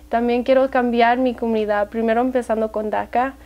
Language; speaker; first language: Spanish; early bilingual, heritage; Spanish